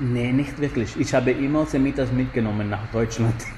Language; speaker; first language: German; non-native, fluent; Spanish